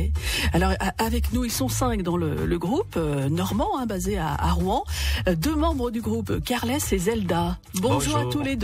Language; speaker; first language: French; native; French